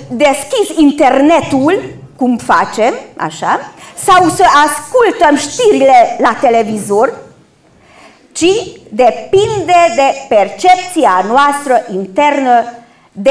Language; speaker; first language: Romanian; non-native, local second language; Hungarian